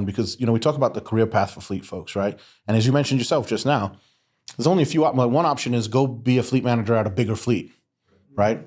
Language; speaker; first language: English; native; English